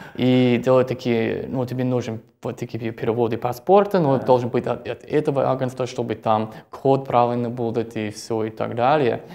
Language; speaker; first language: Russian; non-native, fluent; English